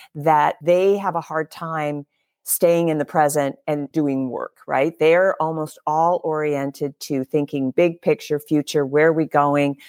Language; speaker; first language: English; native; English